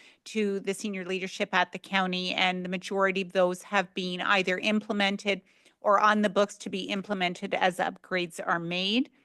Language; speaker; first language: English; native; English